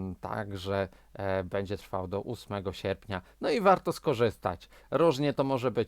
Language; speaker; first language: Polish; native; Polish